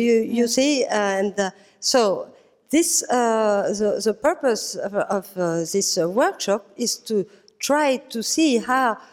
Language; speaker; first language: English; non-native, fluent; French